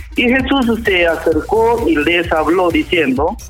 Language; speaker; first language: Spanish; non-native, learner; Korean